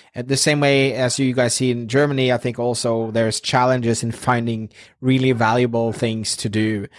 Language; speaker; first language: English; non-native, fluent; Norwegian